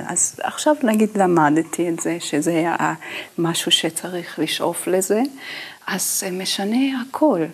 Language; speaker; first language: Hebrew; non-native, fluent; Italian